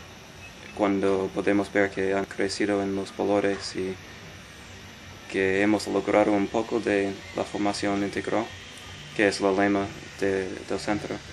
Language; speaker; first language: Spanish; non-native, fluent; English